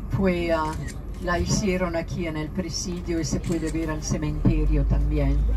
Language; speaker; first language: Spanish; non-native, fluent; Italian